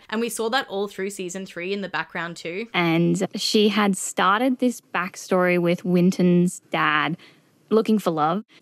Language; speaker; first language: English; native; English